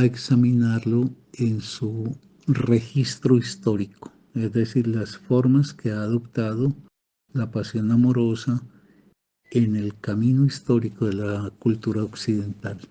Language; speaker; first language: Spanish; native; Spanish